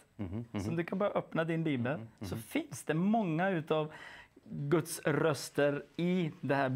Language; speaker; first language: Swedish; non-native, fluent; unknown